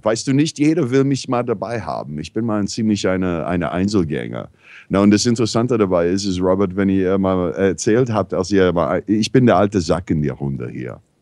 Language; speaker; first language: German; non-native, fluent; English